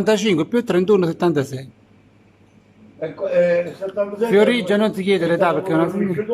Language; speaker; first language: Italian; native; Italian